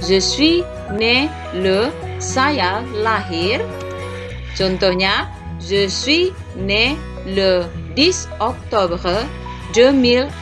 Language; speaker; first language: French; non-native, fluent; Indonesian